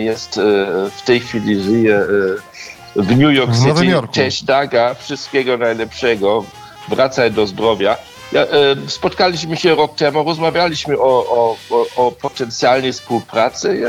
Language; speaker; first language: Polish; early bilingual, heritage; Polish